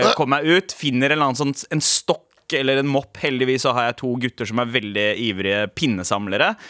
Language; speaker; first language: Norwegian; early bilingual, other home language; Punjabi